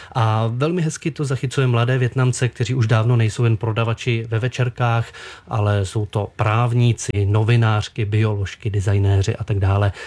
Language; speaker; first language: Czech; native; Czech